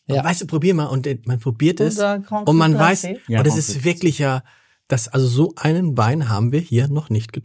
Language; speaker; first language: German; native; German